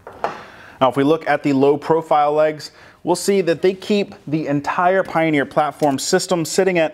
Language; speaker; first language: English; native; English